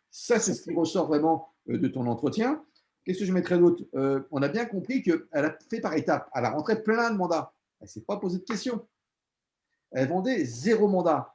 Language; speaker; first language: French; native; French